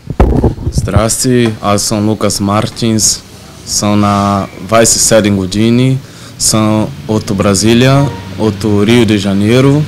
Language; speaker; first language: Bulgarian; non-native, learner; Portuguese